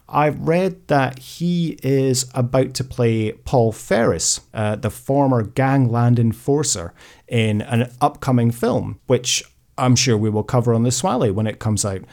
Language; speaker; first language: English; native; English